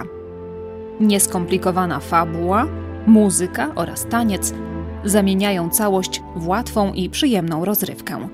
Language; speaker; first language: Polish; native; Polish